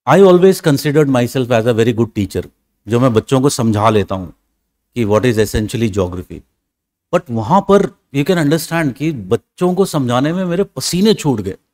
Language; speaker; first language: Hindi; native; Hindi